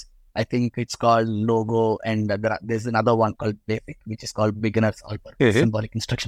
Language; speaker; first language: English; non-native, local second language; Telugu